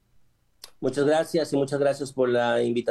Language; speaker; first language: Spanish; native; Spanish